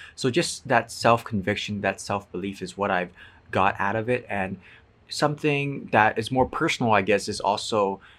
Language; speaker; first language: English; non-native, fluent; Cantonese